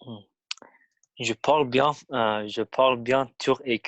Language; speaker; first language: French; non-native, learner; Kurdish